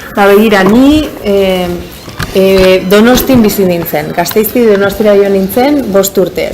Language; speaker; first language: Basque; non-native, local second language; Spanish